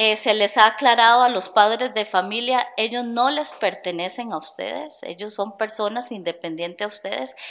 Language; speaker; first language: Spanish; native; Spanish